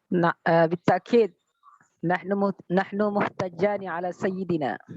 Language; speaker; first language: Arabic; non-native, learner; Indonesian